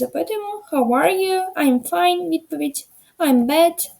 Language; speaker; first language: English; non-native, fluent; Ukrainian